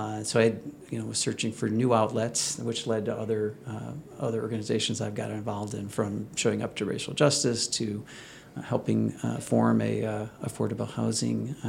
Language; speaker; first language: English; native; English